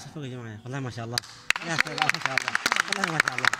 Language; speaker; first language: Chinese; native; Chinese